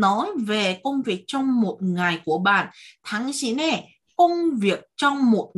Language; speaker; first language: Vietnamese; non-native, fluent; Korean